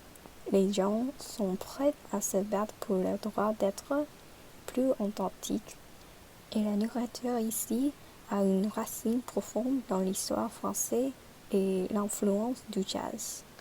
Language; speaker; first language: French; non-native, learner; English